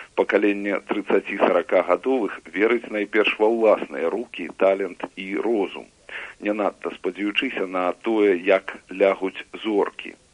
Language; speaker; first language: Belarusian; native; Belarusian